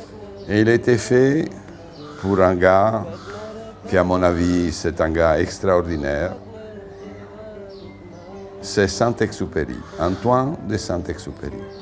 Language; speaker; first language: French; non-native, fluent; Italian